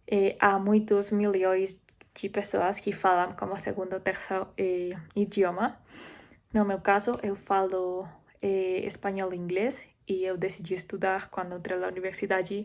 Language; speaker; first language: Portuguese; non-native, fluent; Spanish